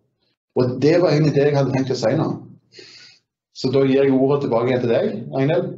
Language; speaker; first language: Norwegian; native; Norwegian